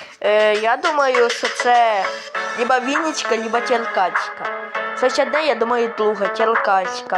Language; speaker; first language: Ukrainian; non-native, local second language; Russian